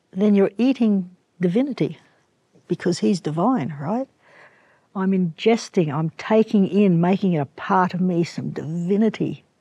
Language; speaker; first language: English; native; English